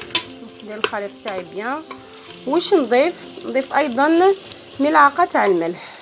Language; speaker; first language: Arabic; native; Arabic